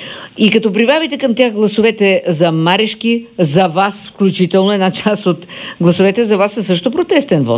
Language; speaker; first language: Bulgarian; native; Bulgarian